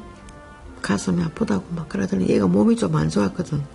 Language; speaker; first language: Korean; native; Korean